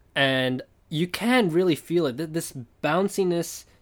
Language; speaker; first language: English; non-native, fluent; Chinese